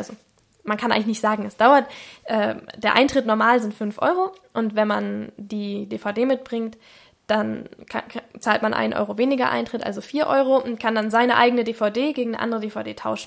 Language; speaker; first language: German; native; German